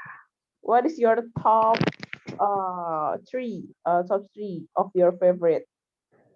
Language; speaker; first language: English; non-native, learner; Indonesian